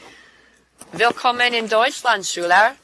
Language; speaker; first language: German; non-native, learner; English